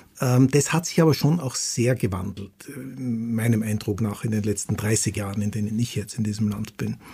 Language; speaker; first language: German; native; German